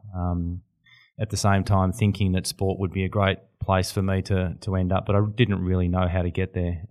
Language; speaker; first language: English; native; English